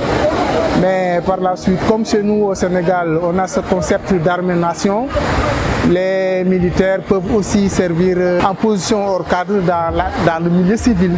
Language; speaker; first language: French; non-native, local second language; Wolof